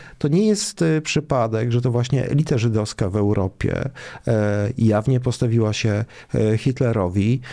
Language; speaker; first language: Polish; native; Polish